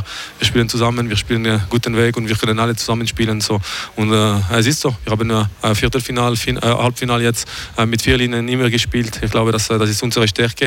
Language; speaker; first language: German; non-native, fluent; French